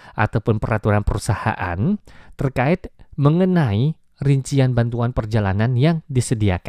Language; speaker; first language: Indonesian; native; Indonesian